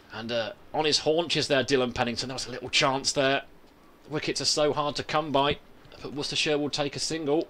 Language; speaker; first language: English; native; English